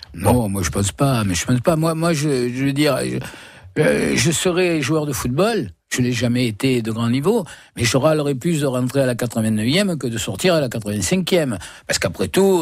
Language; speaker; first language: French; native; French